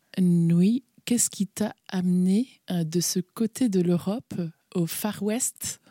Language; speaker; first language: French; native; French